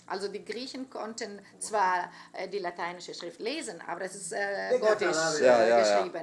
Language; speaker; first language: German; non-native, fluent; Greek